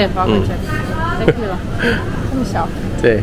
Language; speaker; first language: Chinese; non-native, learner; Russian